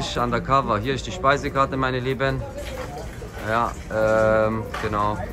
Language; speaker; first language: German; native; German